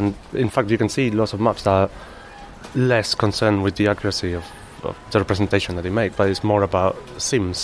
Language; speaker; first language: English; non-native, fluent; Spanish